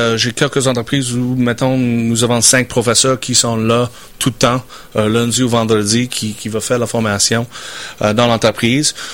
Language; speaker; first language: French; non-native, fluent; English